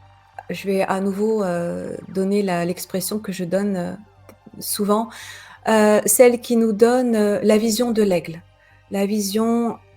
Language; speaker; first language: French; native; French